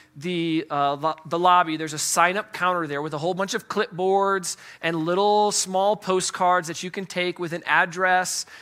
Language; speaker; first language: English; native; English